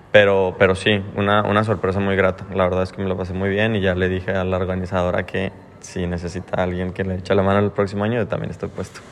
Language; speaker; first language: Spanish; native; Spanish